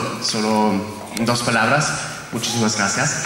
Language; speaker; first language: Spanish; non-native, fluent; German